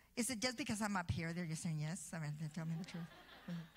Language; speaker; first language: English; early bilingual, other home language; Spanish